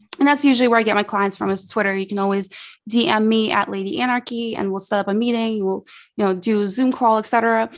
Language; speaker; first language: English; early bilingual, other home language; Russian